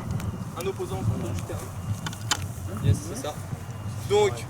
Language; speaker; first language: French; native; French